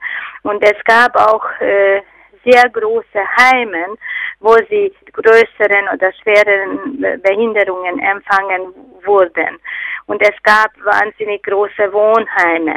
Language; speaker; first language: German; non-native, fluent; Hungarian